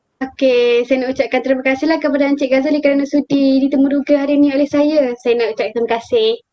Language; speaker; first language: Malay; native; Malay